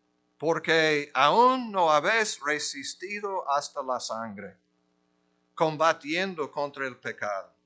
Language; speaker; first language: Spanish; non-native, fluent; English